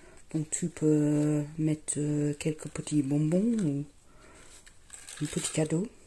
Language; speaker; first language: French; non-native, fluent; English